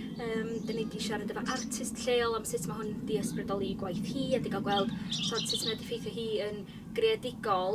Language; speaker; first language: Welsh; native; Welsh